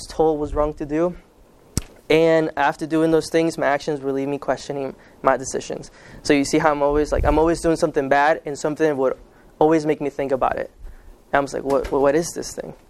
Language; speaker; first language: English; early bilingual, other home language; Spanish